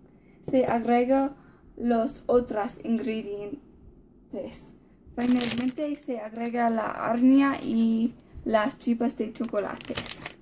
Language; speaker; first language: Spanish; non-native, learner; English